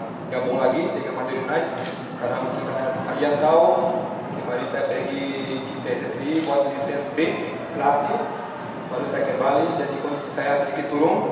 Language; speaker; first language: Indonesian; non-native, fluent; Portuguese